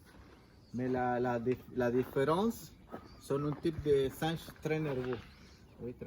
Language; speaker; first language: French; non-native, learner; Spanish